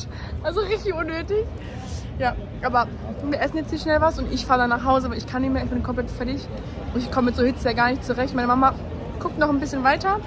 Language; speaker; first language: German; native; German